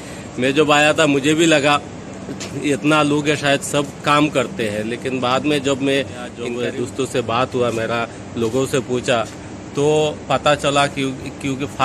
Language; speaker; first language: Hindi; non-native, local second language; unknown